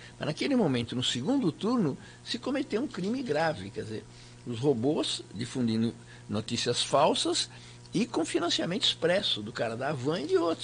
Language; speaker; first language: Portuguese; native; Portuguese